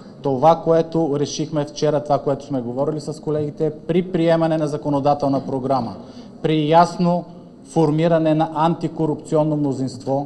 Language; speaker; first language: Bulgarian; native; Bulgarian